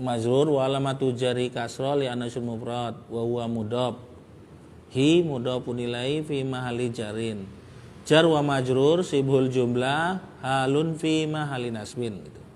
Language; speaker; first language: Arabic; non-native, fluent; Indonesian